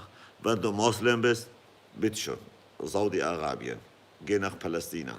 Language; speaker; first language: German; non-native, fluent; Kurdish